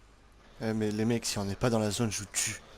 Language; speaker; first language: French; native; French